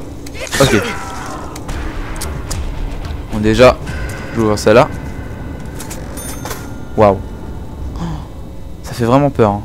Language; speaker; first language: French; native; French